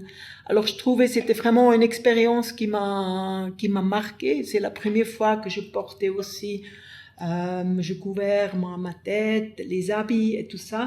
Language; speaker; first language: French; non-native, fluent; German